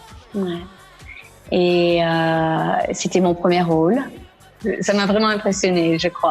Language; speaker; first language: French; non-native, fluent; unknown